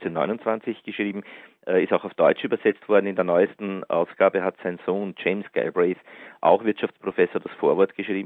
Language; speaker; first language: German; native; German